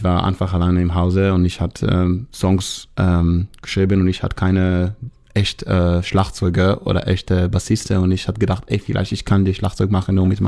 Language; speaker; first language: German; non-native, learner; Hebrew